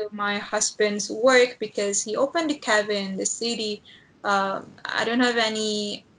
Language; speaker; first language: English; non-native, learner; Indonesian